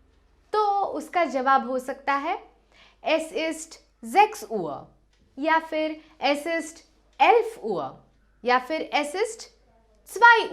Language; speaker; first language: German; non-native, fluent; Hindi